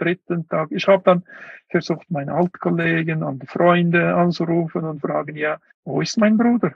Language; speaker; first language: German; non-native, fluent; Uyghur